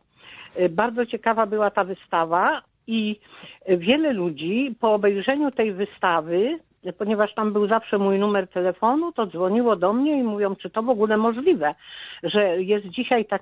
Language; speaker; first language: Polish; native; Polish